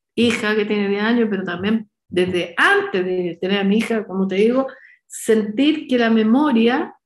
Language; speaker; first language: Spanish; native; Spanish